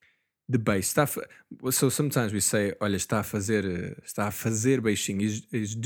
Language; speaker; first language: Portuguese; native; Portuguese